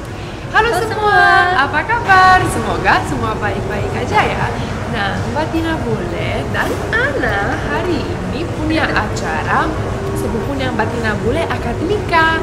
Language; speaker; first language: Indonesian; non-native, fluent; Romanian